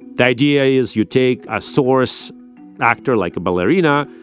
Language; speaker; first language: English; non-native, fluent; Russian